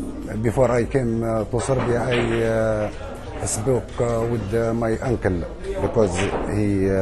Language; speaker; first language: English; non-native, learner; Arabic